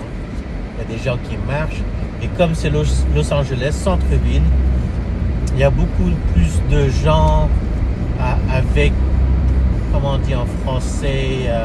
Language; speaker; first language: French; early bilingual, heritage; French